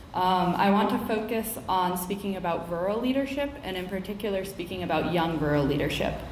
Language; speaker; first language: English; native; English